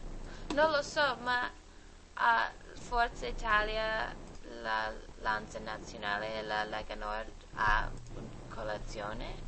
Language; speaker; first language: Italian; non-native, learner; English